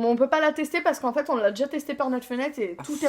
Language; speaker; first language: French; native; French